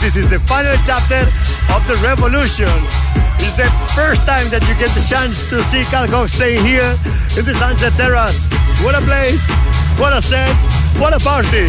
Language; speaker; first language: English; non-native, fluent; Spanish